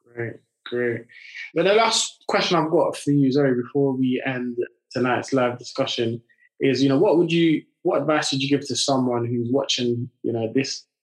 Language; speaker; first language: English; early bilingual, other home language; French